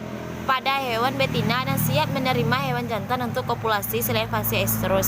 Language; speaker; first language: Indonesian; native; Indonesian